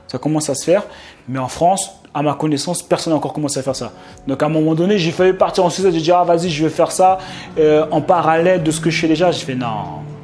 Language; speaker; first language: French; native; French